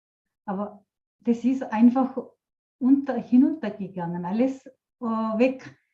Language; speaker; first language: German; non-native, fluent; Telugu